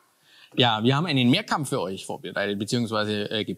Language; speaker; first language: German; native; German